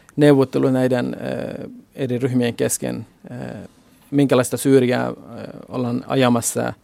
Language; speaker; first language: Finnish; non-native, fluent; Kurdish